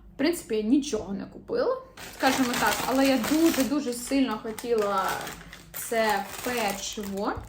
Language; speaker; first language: Ukrainian; non-native, local second language; Russian